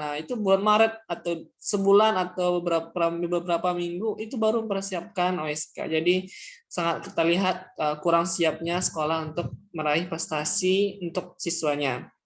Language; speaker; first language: Indonesian; non-native, local second language; Minangkabau